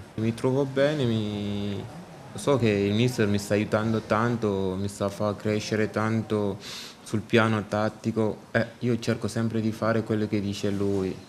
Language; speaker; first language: Italian; non-native, fluent; Wolof